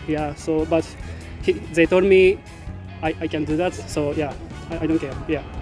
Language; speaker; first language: English; non-native, learner; Japanese